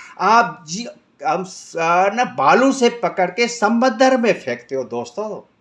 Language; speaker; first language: Urdu; non-native, local second language; Sindhi